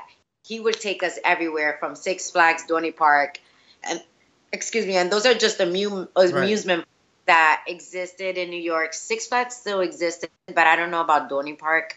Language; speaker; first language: English; early bilingual, other home language; Spanish